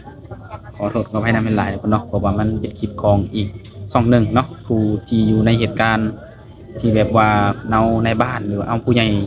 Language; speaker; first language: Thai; non-native, local second language; Northeastern Thai